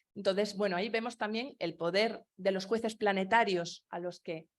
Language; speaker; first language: Spanish; non-native, local second language; Galician